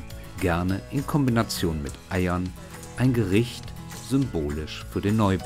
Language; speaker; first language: German; native; German